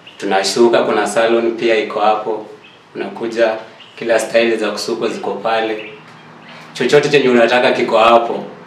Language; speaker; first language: Swahili; native; Swahili